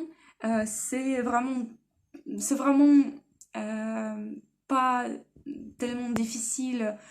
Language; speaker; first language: French; non-native, learner; Russian